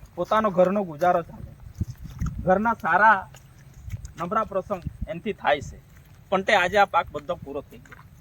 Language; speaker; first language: Gujarati; native; Gujarati